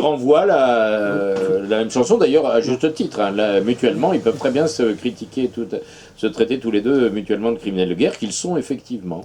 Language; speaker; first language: French; native; French